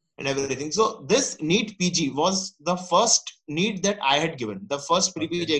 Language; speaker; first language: English; non-native, local second language; Gujarati